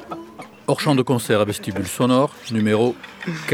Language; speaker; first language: French; native; French